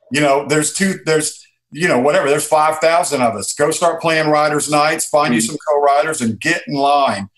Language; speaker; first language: English; native; English